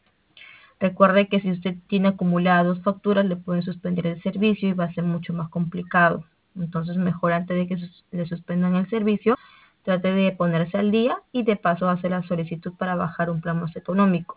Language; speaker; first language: Spanish; native; Spanish